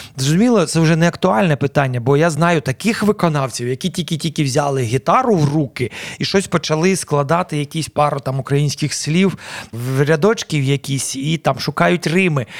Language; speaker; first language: Ukrainian; non-native, local second language; Russian